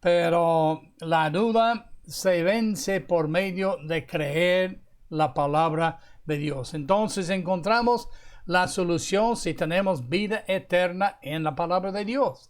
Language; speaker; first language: Spanish; non-native, fluent; English